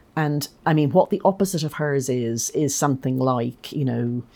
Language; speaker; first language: English; native; English